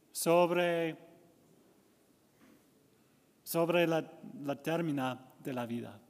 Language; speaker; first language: Spanish; non-native, learner; English